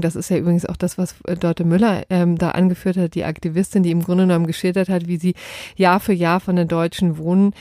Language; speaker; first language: German; native; German